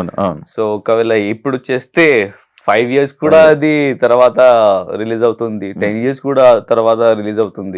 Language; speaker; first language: Telugu; non-native, learner; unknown